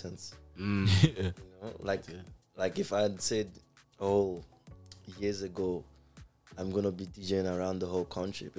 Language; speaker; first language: English; non-native, local second language; Igbo